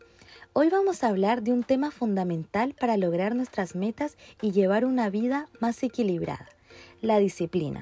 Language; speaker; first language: Spanish; native; Spanish